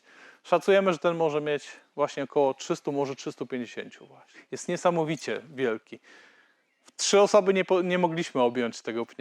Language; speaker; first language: Polish; native; Polish